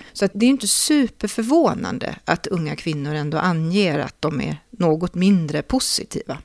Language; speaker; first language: Swedish; native; Swedish